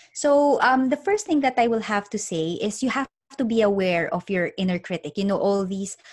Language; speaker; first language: English; non-native, local second language; Filipino